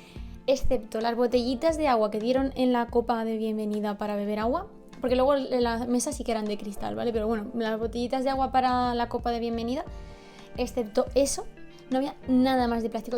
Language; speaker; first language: Spanish; native; Spanish